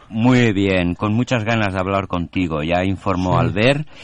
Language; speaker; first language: Spanish; non-native, local second language; Catalan